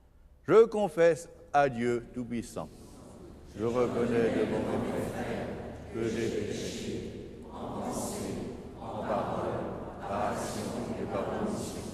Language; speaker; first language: French; native; French